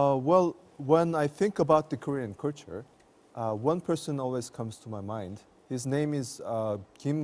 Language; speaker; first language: English; non-native, fluent; Korean